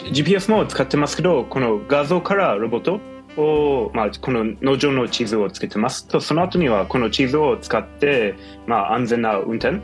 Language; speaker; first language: Japanese; non-native, fluent; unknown